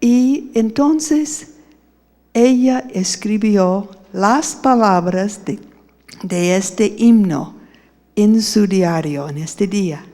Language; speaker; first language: Spanish; non-native, fluent; English